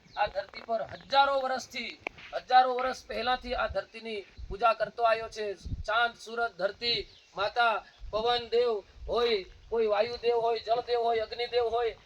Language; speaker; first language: Gujarati; non-native, local second language; Bhili